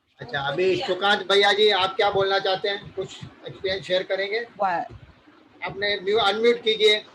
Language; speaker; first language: Hindi; native; Hindi